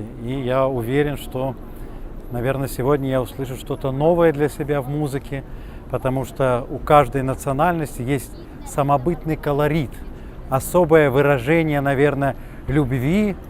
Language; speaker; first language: Russian; native; Russian